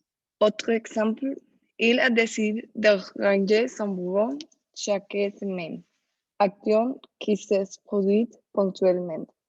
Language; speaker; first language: French; non-native, learner; Spanish